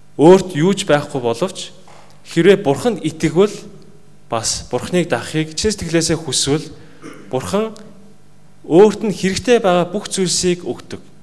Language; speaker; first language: Mongolian; native; Mongolian